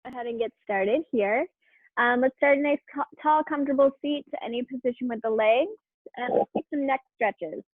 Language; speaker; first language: English; native; English